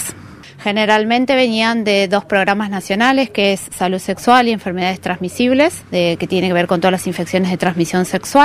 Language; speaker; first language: Spanish; native; Spanish